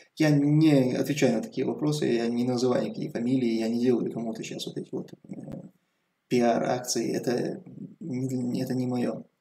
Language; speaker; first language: Russian; non-native, local second language; Chechen